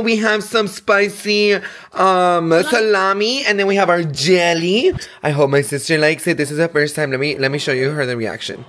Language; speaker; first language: English; early bilingual, other home language; Spanish